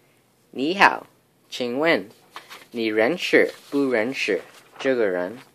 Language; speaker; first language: Chinese; non-native, learner; English